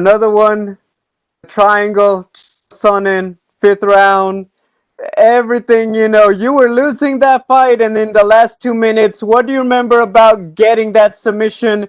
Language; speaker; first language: English; non-native, learner; Portuguese